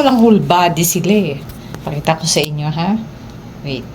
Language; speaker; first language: Filipino; native; Filipino